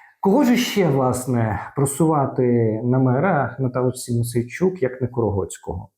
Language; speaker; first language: Ukrainian; native; Ukrainian